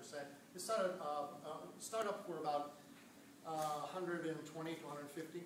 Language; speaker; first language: English; native; English